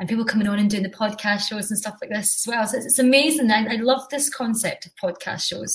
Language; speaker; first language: English; native; English